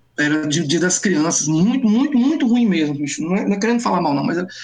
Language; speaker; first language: Portuguese; native; Portuguese